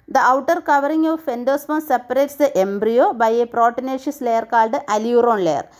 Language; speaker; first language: English; non-native, local second language; Malayalam